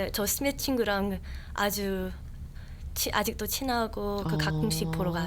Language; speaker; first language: Korean; early bilingual, heritage; Korean